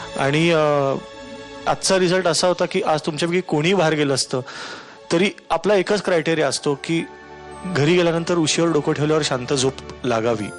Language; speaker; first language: Marathi; native; Marathi